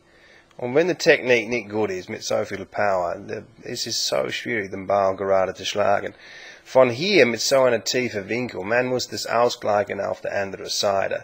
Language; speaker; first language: German; non-native, learner; English